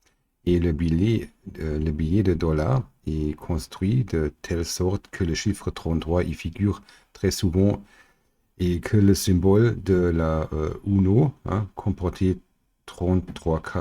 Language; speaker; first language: French; non-native, learner; German